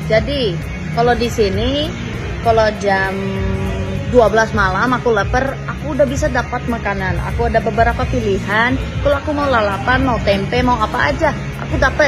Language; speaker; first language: Indonesian; non-native, fluent; English